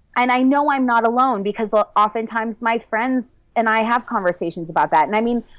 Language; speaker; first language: English; native; English